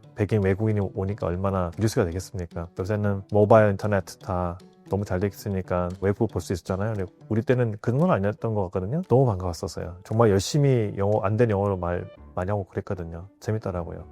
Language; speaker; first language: Korean; native; Korean